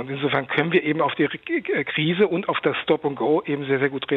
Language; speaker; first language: German; native; German